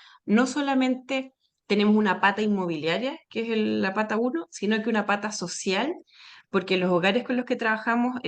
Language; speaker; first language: Spanish; native; Spanish